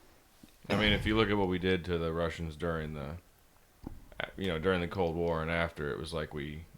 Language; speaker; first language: English; native; English